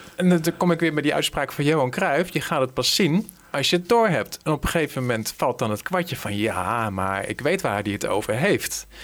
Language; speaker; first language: Dutch; native; Dutch